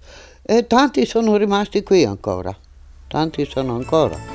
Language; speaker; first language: Italian; non-native, local second language; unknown